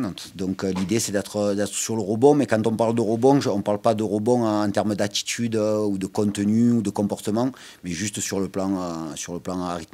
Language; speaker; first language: French; native; French